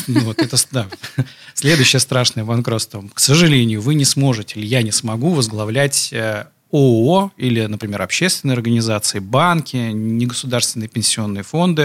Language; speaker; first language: Russian; native; Russian